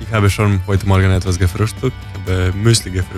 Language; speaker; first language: German; non-native, learner; Croatian